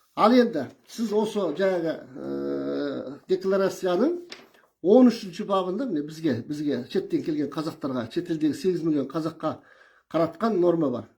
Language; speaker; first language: Kazakh; early bilingual, heritage; Kazakh